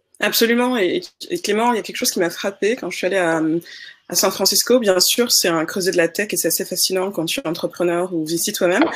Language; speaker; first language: French; non-native, local second language; Wolof